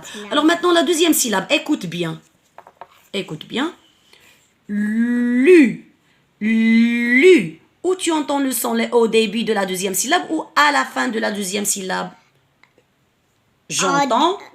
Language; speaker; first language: French; non-native, local second language; Arabic